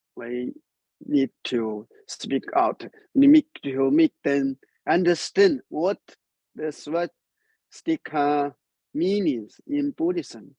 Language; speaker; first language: English; non-native, learner; Chinese